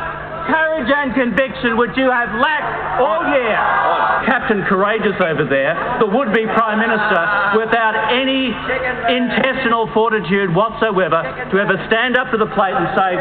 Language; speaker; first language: English; native; English